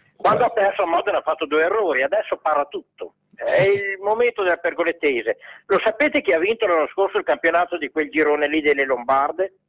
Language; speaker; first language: Italian; native; Italian